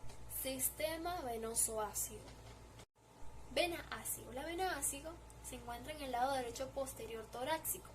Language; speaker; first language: Spanish; native; Spanish